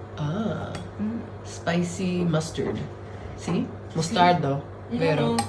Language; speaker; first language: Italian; non-native, learner; English